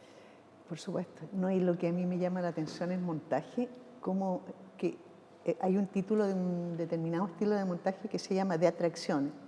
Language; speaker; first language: Spanish; native; Spanish